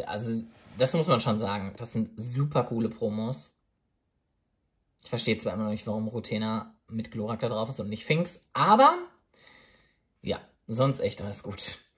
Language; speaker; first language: German; native; German